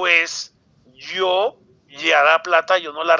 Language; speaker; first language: Spanish; native; Spanish